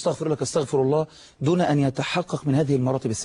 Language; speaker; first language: Arabic; native; Arabic